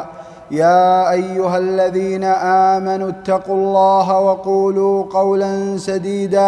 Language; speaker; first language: Arabic; native; Arabic